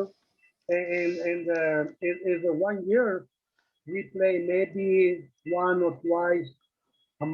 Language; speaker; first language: English; non-native, learner; Italian